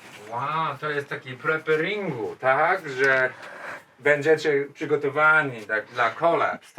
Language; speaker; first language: Polish; non-native, learner; English